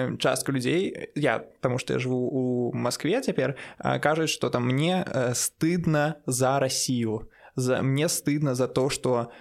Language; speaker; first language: Belarusian; non-native, local second language; Russian